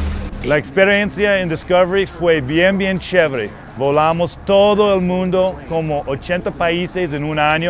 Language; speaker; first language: Spanish; non-native, fluent; English